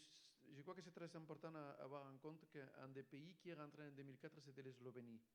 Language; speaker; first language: French; non-native, fluent; Spanish